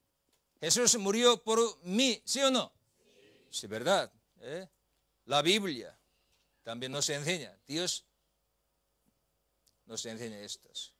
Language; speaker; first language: Spanish; non-native, learner; Korean